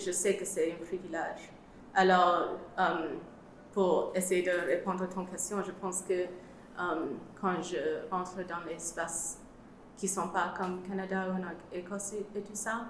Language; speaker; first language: French; non-native, learner; English